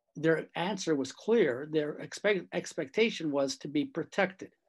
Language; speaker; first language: English; native; English